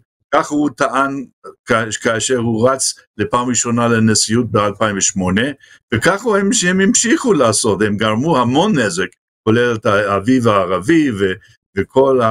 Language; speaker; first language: Hebrew; non-native, fluent; English